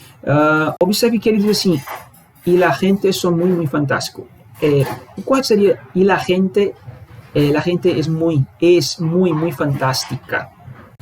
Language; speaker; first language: Spanish; non-native, fluent; Portuguese